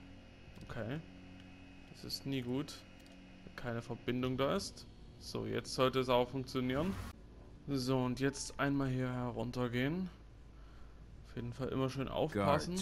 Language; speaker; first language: German; native; German